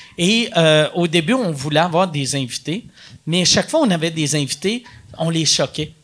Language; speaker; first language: French; native; French